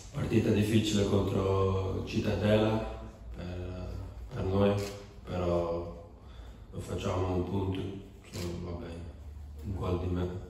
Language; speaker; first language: Italian; non-native, learner; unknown